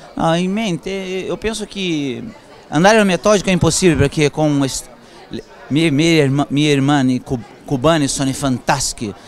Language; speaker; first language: Italian; non-native, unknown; Spanish